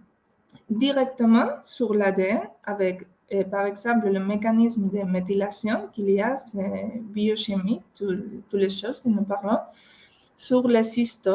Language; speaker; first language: French; non-native, fluent; Spanish